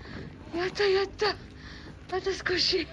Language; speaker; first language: Japanese; non-native, learner; Filipino